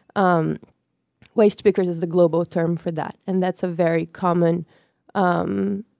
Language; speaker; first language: English; non-native, fluent; Portuguese